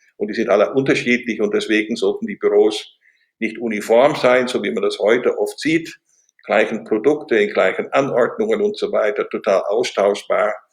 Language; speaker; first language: German; non-native, fluent; Dutch